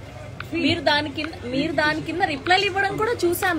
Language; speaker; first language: Telugu; native; Telugu